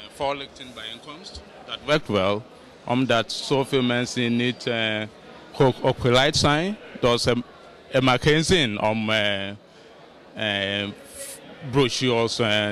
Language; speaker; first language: Dutch; non-native, fluent; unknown